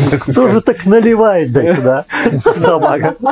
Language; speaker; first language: Russian; native; Russian